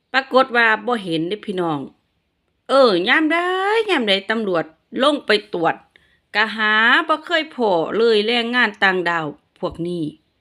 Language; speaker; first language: Thai; native; Thai